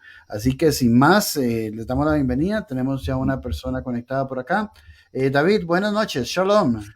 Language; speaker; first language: Spanish; native; Spanish